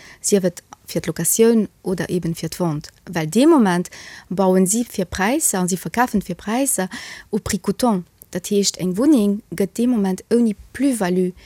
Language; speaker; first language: Luxembourgish; early bilingual, other home language; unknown